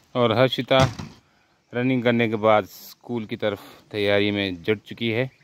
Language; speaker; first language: Hindi; native; Hindi